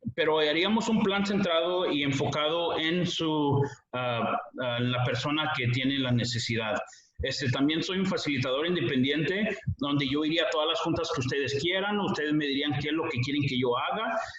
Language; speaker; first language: Spanish; early bilingual, heritage; Spanish